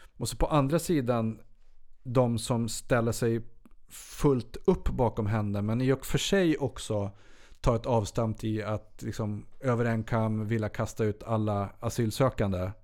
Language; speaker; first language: Swedish; native; Swedish